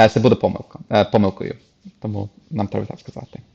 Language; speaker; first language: Ukrainian; non-native, fluent; English